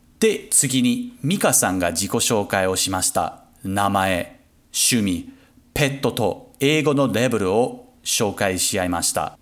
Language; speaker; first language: Japanese; non-native, fluent; English